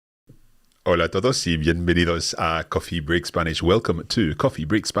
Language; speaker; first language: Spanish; non-native, fluent; English